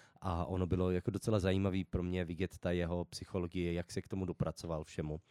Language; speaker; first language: Czech; early bilingual, heritage; Czech